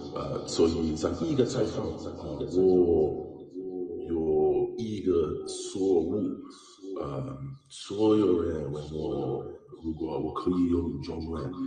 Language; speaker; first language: Chinese; non-native, learner; English